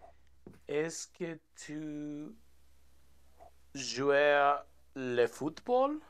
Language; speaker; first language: French; non-native, learner; English